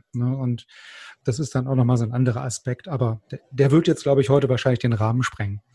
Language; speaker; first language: German; native; German